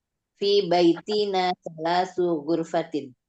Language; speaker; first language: Arabic; non-native, learner; Indonesian